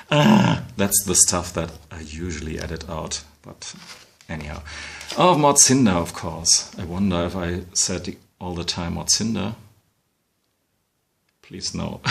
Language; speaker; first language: English; non-native, fluent; German